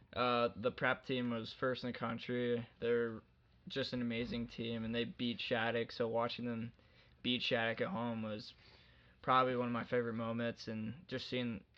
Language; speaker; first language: English; native; English